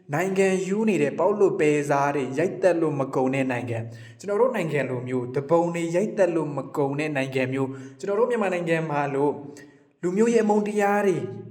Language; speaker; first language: Burmese; native; Burmese